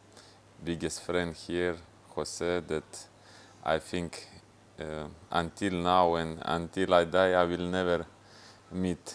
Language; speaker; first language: English; non-native, fluent; Russian